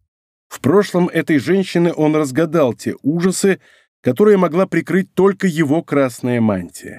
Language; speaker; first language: Russian; native; Russian